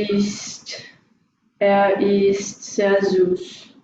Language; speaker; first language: German; non-native, learner; Portuguese